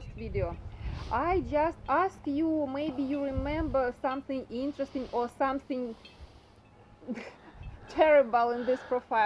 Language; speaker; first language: English; non-native, learner; Russian